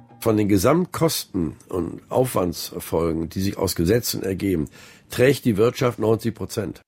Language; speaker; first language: German; native; German